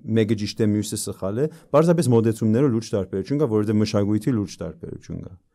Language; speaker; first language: Armenian; early bilingual, heritage; Armenian